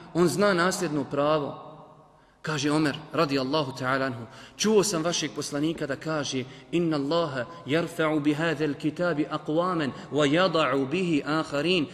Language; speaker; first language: Bosnian; native; Bosnian